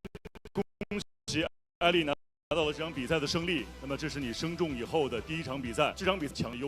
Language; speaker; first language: Chinese; native; Chinese